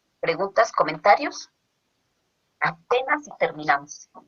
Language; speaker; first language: Spanish; native; Spanish